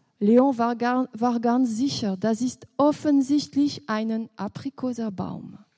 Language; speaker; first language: German; non-native, local second language; French